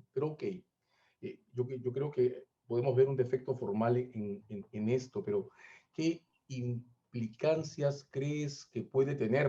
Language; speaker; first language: Spanish; native; Spanish